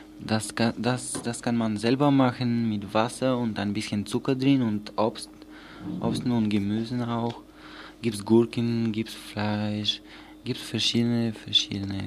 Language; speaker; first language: German; non-native, learner; Bulgarian